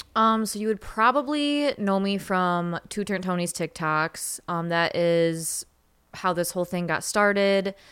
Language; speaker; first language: English; native; English